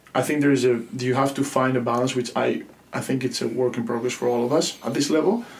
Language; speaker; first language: English; non-native, fluent; Greek